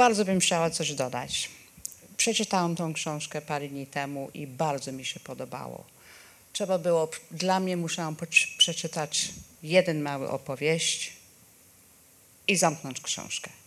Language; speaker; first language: Polish; non-native, fluent; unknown